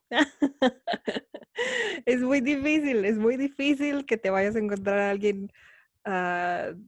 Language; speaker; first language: Spanish; native; Spanish